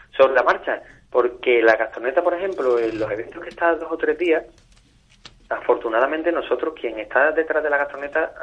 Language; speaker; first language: Spanish; native; Spanish